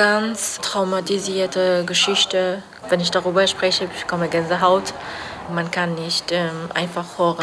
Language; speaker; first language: German; non-native, fluent; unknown